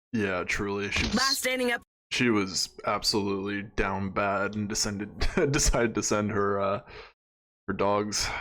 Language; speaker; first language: English; native; English